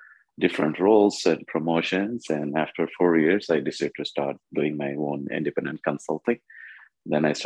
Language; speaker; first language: English; non-native, local second language; Tamil